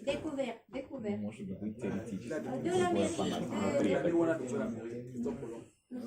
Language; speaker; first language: French; non-native, learner; Russian